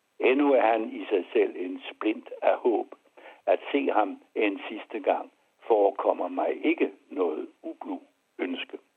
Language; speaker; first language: Danish; early bilingual, other home language; French